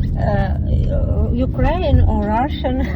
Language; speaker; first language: English; non-native, learner; Ukrainian